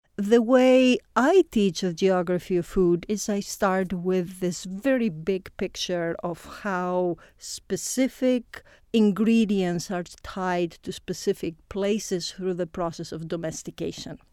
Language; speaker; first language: English; non-native, fluent; Greek